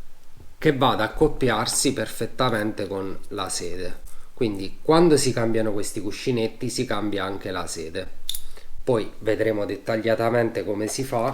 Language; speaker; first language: Italian; native; Italian